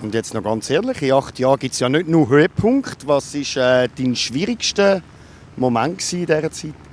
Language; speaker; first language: German; native; German